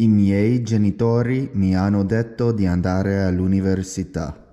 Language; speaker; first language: Italian; non-native, learner; English